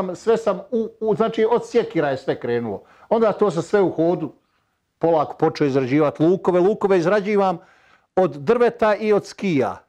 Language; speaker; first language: Bosnian; native; Bosnian